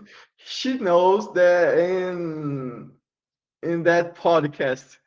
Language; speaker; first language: English; non-native, learner; Portuguese